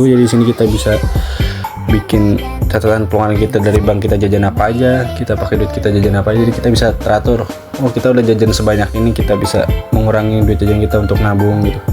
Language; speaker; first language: Indonesian; native; Indonesian